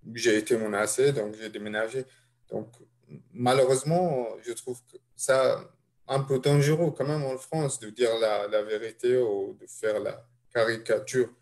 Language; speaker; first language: French; non-native, fluent; Arabic